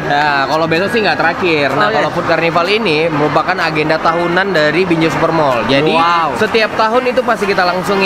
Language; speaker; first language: Indonesian; native; Indonesian